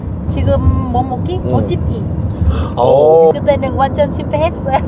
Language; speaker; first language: Korean; non-native, fluent; Vietnamese